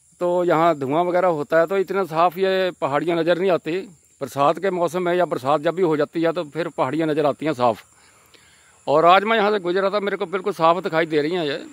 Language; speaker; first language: Hindi; non-native, local second language; Punjabi